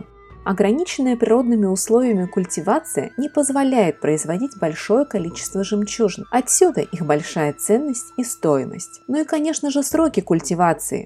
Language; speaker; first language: Russian; native; Russian